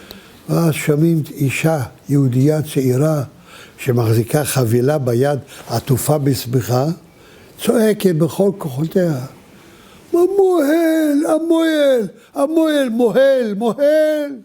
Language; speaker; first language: Hebrew; early bilingual, other home language; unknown